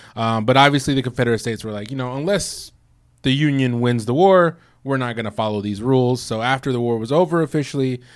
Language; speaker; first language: English; native; English